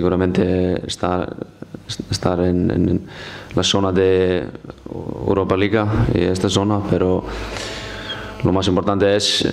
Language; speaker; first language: Spanish; non-native, fluent; Icelandic